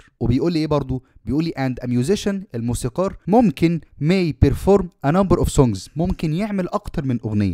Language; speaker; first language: Arabic; native; Arabic